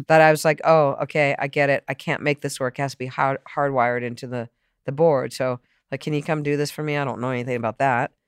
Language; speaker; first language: English; native; English